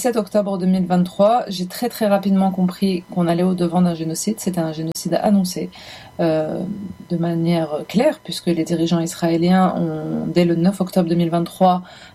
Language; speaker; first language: French; non-native, local second language; Arabic